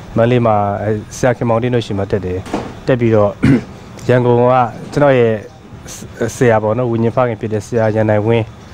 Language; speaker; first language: Burmese; non-native, local second language; Tedim Chin